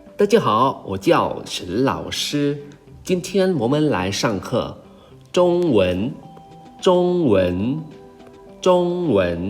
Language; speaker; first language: Chinese; non-native, fluent; Thai